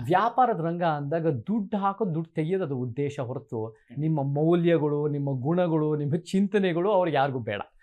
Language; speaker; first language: Kannada; early bilingual, heritage; Kannada